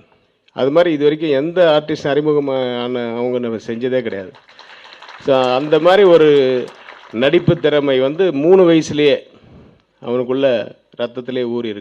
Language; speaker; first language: Tamil; native; Tamil